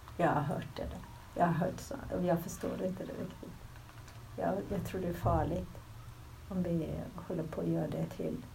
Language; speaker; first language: Swedish; early bilingual, other home language; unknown